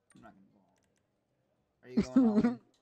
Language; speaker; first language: English; native; English